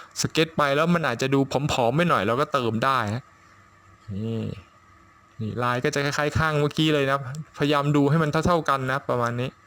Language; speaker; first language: Thai; native; Thai